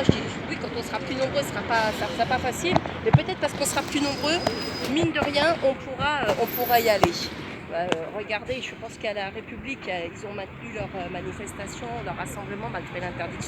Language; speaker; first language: French; native; French